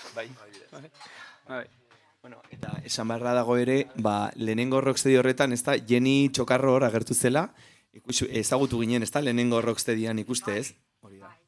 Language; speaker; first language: Basque; non-native, local second language; Spanish